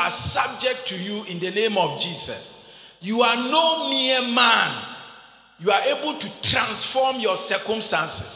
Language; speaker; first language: English; non-native, local second language; Akan